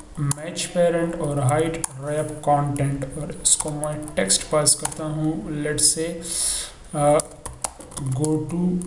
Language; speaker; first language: Urdu; non-native, local second language; Pashto